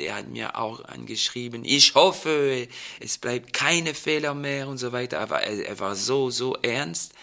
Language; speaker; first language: German; non-native, fluent; French